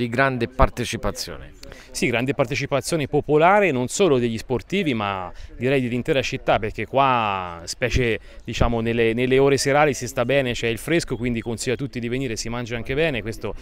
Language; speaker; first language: Italian; native; Italian